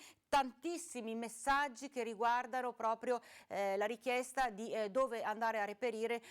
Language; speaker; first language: Italian; native; Italian